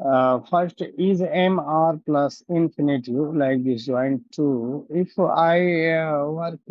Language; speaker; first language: English; non-native, learner; Hindi